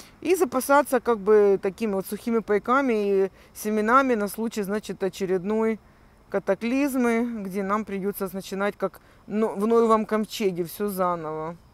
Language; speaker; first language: Russian; native; Russian